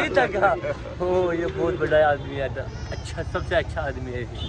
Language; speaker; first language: Hindi; non-native, local second language; Kashmiri